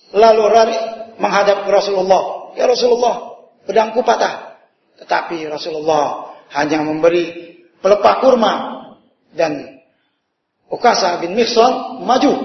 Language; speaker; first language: Indonesian; native; Indonesian